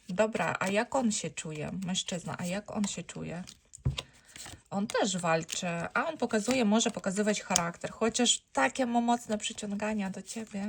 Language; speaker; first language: Polish; non-native, learner; Ukrainian